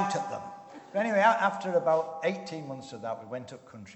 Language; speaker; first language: English; native; English